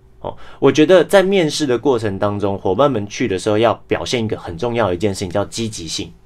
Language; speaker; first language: Chinese; non-native, local second language; English